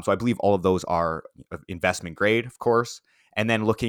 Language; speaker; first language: English; native; English